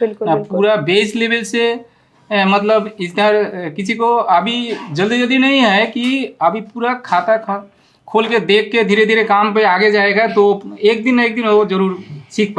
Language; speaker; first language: Hindi; non-native, local second language; Bangla